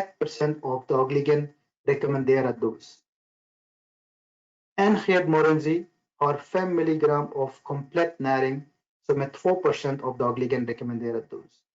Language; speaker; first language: Swedish; non-native, fluent; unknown